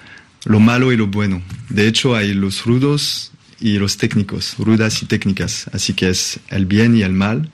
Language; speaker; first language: Spanish; non-native, fluent; French